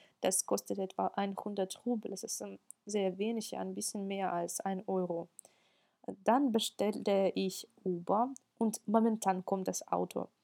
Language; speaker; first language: German; non-native, fluent; Russian